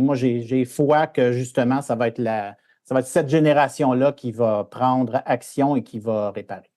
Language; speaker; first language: French; native; French